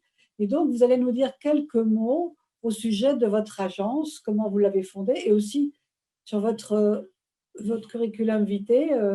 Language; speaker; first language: French; native; French